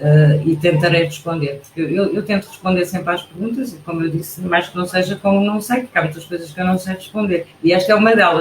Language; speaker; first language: Portuguese; native; Portuguese